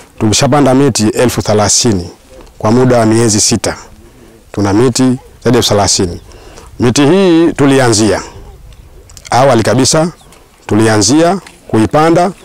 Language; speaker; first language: Swahili; native; Swahili